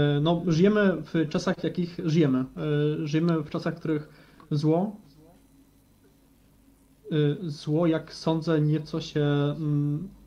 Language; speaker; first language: Polish; native; Polish